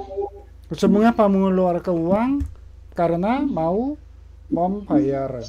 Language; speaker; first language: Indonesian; non-native, learner; Korean